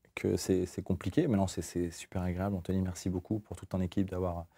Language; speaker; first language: French; native; French